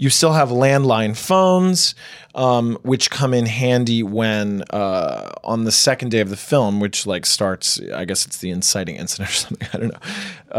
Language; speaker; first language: English; native; English